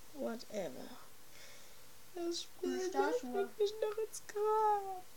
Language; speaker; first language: German; native; German